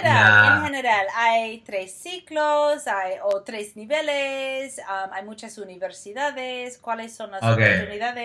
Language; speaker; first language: Spanish; non-native, fluent; English